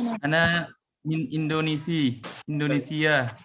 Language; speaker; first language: Arabic; non-native, learner; Indonesian